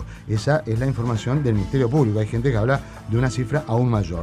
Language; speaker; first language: Spanish; native; Spanish